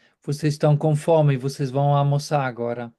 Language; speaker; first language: Portuguese; non-native, fluent; German